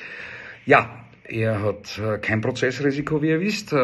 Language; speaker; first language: German; native; German